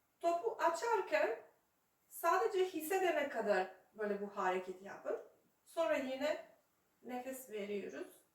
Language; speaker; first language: Turkish; non-native, fluent; Serbian